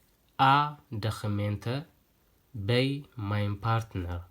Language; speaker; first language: Dutch; non-native, learner; Tigrinya